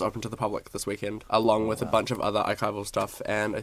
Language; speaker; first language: English; native; English